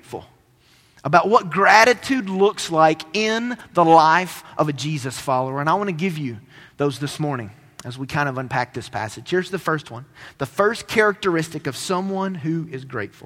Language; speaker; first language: English; native; English